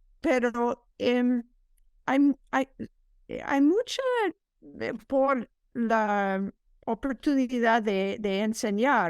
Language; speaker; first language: Spanish; non-native, fluent; English